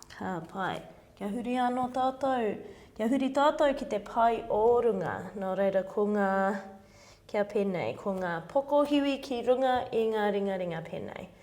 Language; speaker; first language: Māori; non-native, local second language; English